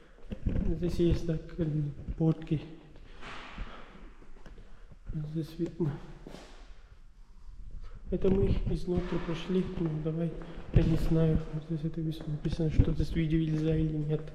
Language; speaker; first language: Russian; non-native, learner; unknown